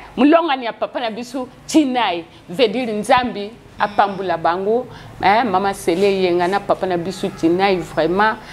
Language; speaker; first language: Lingala; non-native, local second language; Kituba (Democratic Republic of Congo)